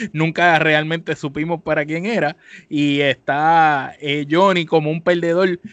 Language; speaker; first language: Spanish; native; Spanish